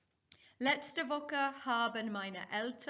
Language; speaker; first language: German; non-native, fluent; English